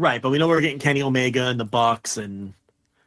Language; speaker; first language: English; native; English